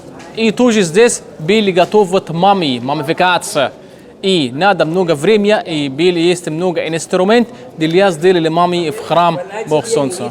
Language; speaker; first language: Russian; non-native, learner; Arabic